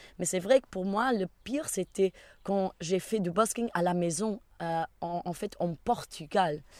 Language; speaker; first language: French; non-native, fluent; Portuguese